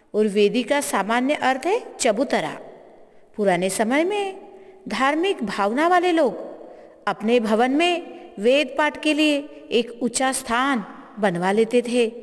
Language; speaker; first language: Hindi; non-native, local second language; Marathi